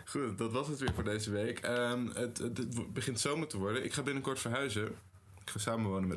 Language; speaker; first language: Dutch; native; Dutch